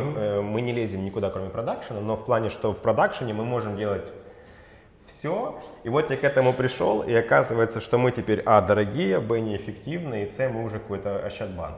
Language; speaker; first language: Russian; native; Russian